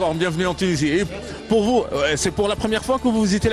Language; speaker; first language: French; non-native, local second language; Arabic